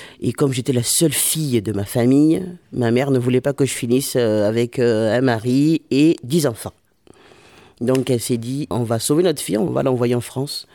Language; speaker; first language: French; early bilingual, other home language; Lingala